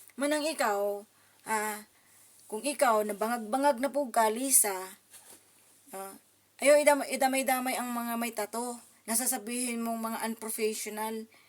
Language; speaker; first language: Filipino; non-native, local second language; Cebuano